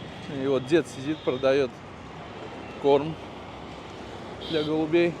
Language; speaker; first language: Russian; native; Russian